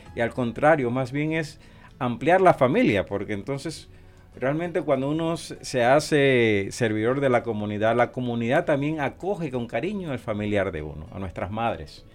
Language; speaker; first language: Spanish; native; Spanish